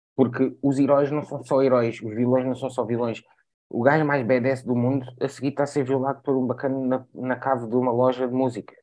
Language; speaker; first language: Portuguese; native; Portuguese